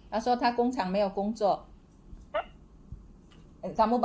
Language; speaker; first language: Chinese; non-native, fluent; Indonesian